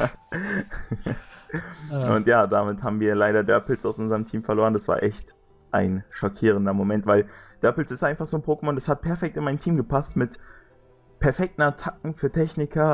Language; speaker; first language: German; native; German